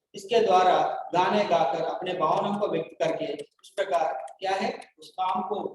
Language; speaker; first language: Hindi; non-native, local second language; Telugu